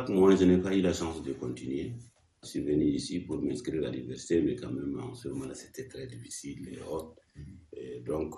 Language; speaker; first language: French; non-native, local second language; Arabic